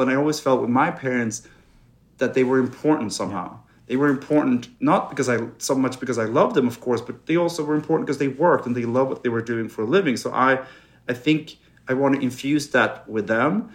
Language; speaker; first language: English; non-native, fluent; Swedish